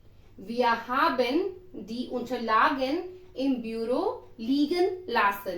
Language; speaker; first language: German; non-native, fluent; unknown